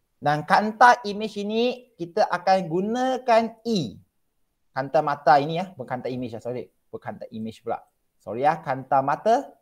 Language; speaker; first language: Malay; non-native, local second language; Chinese